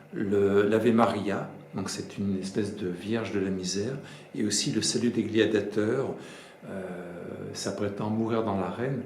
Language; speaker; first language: French; native; French